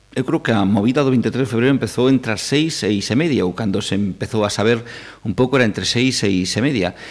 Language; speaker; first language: Galician; native; Galician